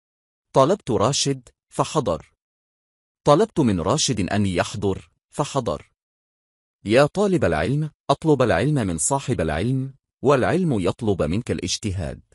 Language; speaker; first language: Arabic; non-native, fluent; Bangla